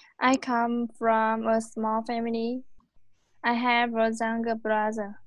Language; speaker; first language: English; non-native, learner; Vietnamese